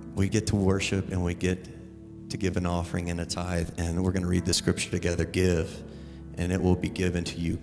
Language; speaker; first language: English; native; English